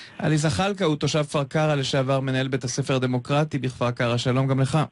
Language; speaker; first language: Hebrew; native; Hebrew